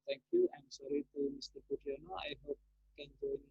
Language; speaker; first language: English; non-native, learner; Indonesian